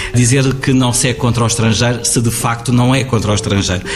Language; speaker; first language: Portuguese; native; Portuguese